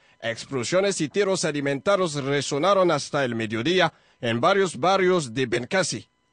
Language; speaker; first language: Spanish; non-native, fluent; French